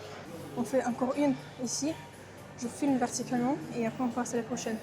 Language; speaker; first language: French; non-native, fluent; Russian